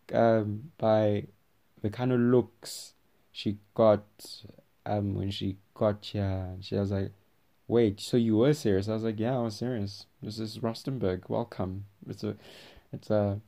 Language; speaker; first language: English; non-native, local second language; Tswana